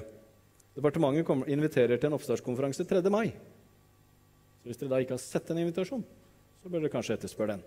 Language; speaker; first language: Norwegian; native; Norwegian